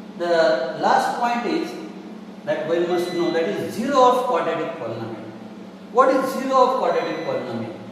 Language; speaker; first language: English; non-native, local second language; Marathi